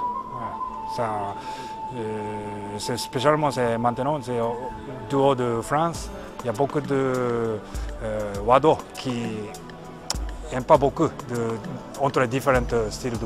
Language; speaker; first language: French; non-native, learner; Japanese